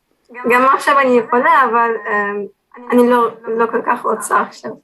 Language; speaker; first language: Hebrew; non-native, learner; Turkish